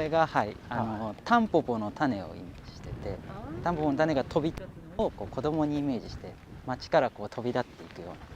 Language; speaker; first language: Japanese; native; Japanese